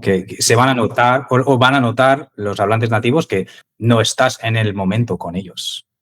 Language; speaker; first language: Spanish; non-native, fluent; English